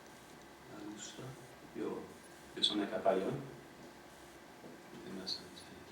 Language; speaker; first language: Finnish; non-native, fluent; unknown